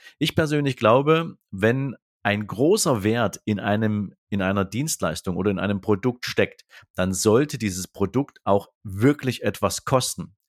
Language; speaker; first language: German; native; German